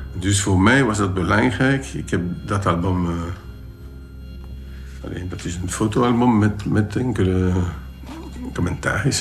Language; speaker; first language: Dutch; non-native, local second language; French